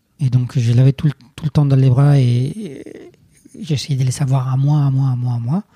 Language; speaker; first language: French; non-native, fluent; Spanish